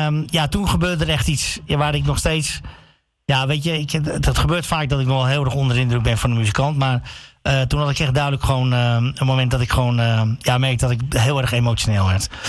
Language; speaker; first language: Dutch; native; Dutch